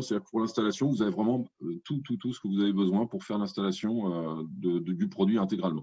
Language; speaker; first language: French; native; French